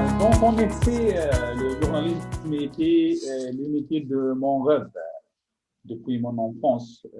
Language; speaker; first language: French; non-native, local second language; Arabic